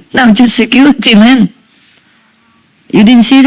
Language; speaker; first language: English; non-native, fluent; Vietnamese